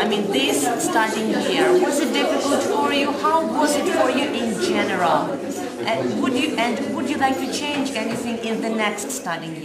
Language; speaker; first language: English; non-native, fluent; Ukrainian